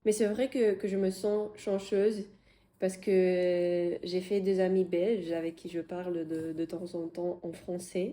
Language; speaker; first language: French; non-native, fluent; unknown